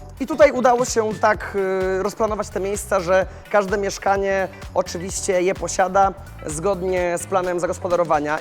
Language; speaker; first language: Polish; native; Polish